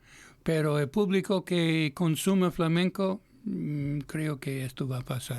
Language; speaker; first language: Spanish; non-native, fluent; English